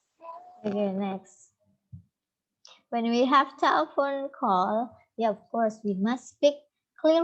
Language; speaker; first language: English; non-native, fluent; Indonesian